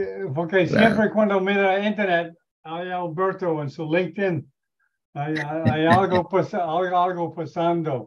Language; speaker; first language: Spanish; non-native, learner; English